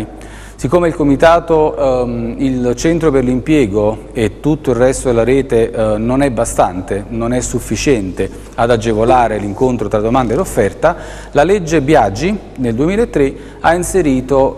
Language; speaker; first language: Italian; native; Italian